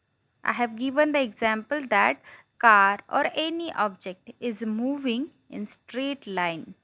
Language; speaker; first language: English; non-native, local second language; Marathi